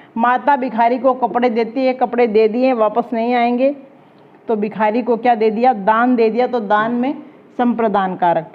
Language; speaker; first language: Hindi; native; Hindi